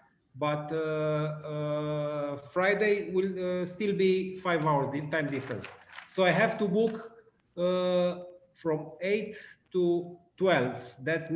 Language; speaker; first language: English; non-native, learner; Romanian